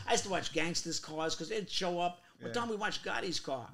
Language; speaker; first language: English; native; English